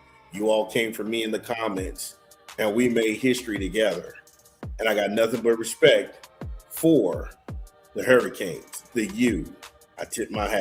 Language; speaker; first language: English; native; English